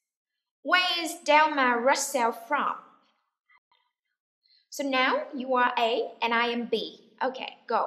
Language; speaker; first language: English; non-native, fluent; Vietnamese